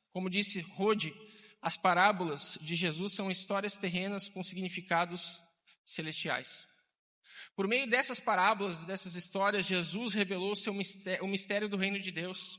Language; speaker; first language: Portuguese; native; Portuguese